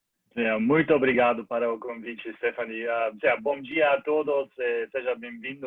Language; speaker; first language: Portuguese; non-native, learner; German